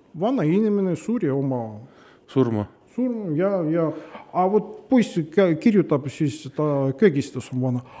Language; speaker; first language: Estonian; non-native, local second language; Russian